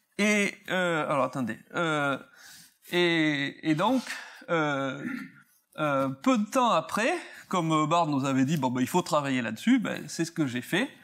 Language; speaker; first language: French; native; French